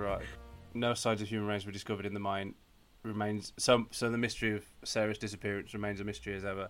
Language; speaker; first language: English; native; English